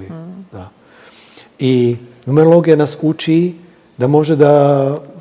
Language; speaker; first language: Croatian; non-native, fluent; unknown